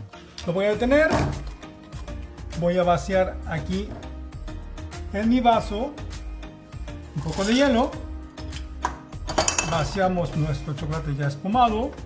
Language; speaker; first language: Spanish; native; Spanish